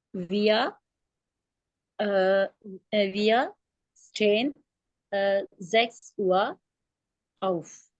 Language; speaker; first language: German; non-native, learner; Urdu